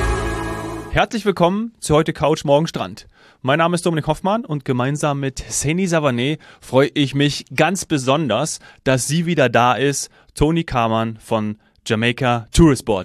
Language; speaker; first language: German; native; German